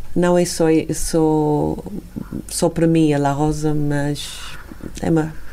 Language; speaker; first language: Portuguese; non-native, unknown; English